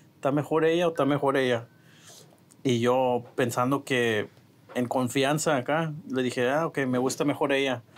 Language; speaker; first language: Spanish; native; Spanish